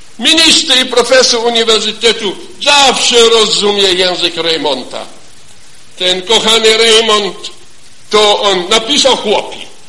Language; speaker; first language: Polish; non-native, fluent; German